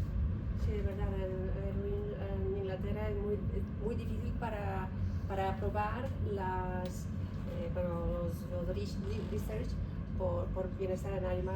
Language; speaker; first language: Spanish; non-native, learner; Polish